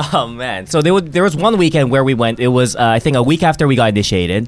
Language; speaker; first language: English; non-native, local second language; Japanese